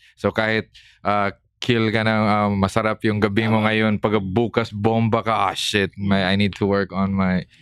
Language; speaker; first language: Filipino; non-native, local second language; Cebuano